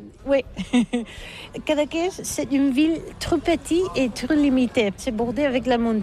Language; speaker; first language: French; non-native, learner; Catalan